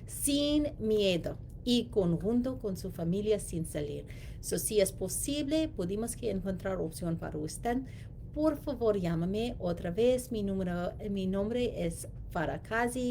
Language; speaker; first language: Spanish; non-native, learner; English